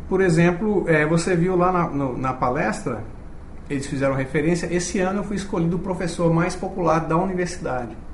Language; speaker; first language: Portuguese; native; Portuguese